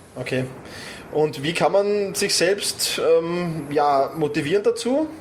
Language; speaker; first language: German; native; German